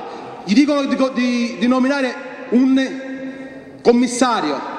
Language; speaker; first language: Italian; native; Italian